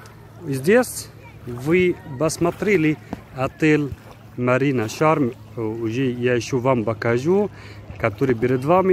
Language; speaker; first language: Russian; non-native, fluent; Arabic